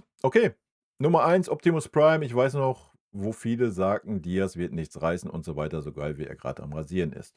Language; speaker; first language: German; native; German